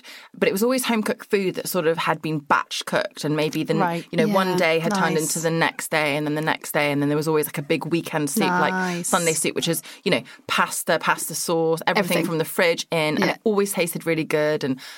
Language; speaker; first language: English; native; English